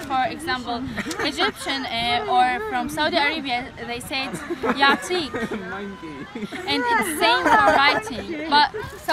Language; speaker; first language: English; non-native, learner; Arabic